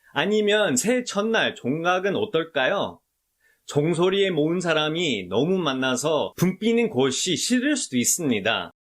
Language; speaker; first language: Korean; non-native, fluent; English